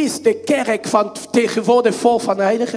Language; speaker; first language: Dutch; non-native, fluent; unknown